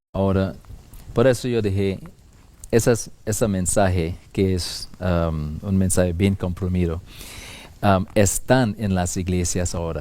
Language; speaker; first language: Spanish; non-native, fluent; English